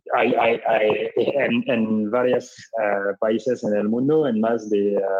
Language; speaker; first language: Spanish; non-native, fluent; French